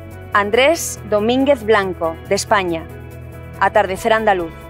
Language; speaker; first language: Spanish; native; Spanish